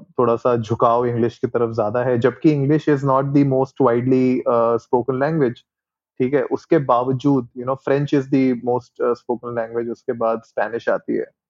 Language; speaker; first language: Hindi; native; Hindi